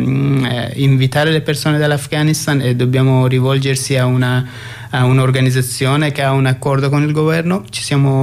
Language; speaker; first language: Italian; non-native, fluent; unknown